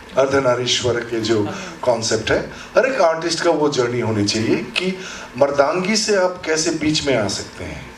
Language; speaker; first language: Hindi; non-native, local second language; Assamese